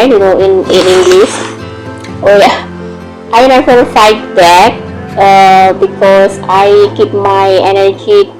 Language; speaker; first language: English; non-native, learner; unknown